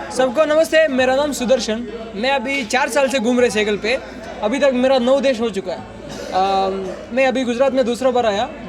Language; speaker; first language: Hindi; non-native, local second language; Kannada